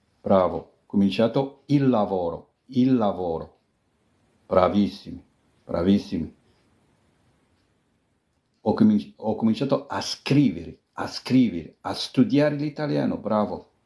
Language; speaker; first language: Italian; non-native, fluent; Arabic